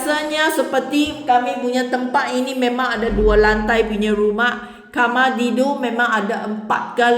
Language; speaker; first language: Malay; non-native, local second language; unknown